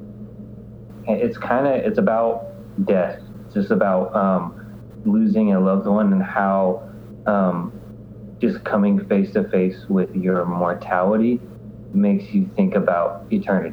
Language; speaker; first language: English; native; English